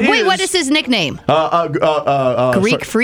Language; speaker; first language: English; native; English